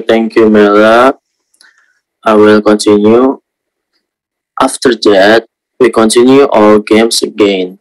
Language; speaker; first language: English; non-native, learner; Indonesian